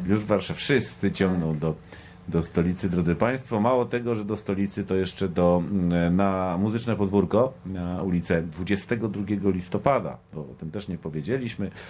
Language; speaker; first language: Polish; native; Polish